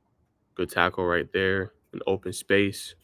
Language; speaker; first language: English; native; English